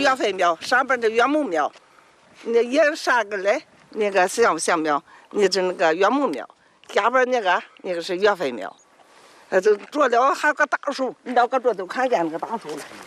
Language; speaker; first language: Chinese; native; Chinese